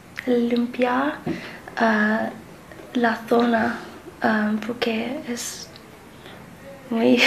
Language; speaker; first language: Spanish; non-native, learner; English